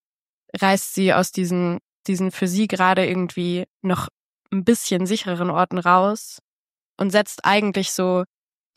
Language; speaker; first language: German; native; German